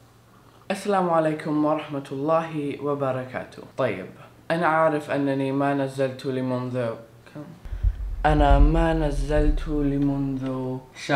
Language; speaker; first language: Arabic; early bilingual, heritage; Arabic